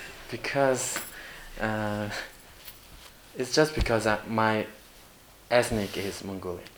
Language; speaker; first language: English; non-native, learner; Mongolian